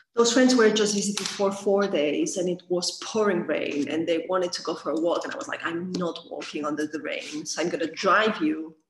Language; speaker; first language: English; non-native, fluent; Catalan